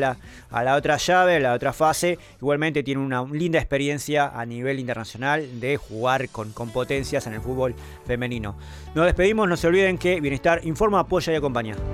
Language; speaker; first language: Spanish; native; Spanish